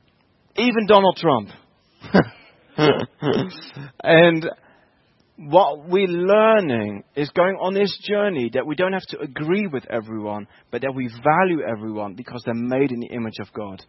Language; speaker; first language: English; non-native, fluent; Dutch